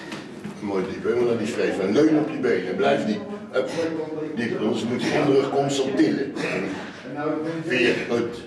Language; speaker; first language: Dutch; native; Dutch